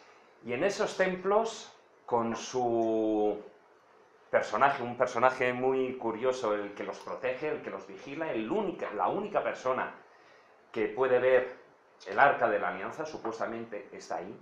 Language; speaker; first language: Spanish; native; Spanish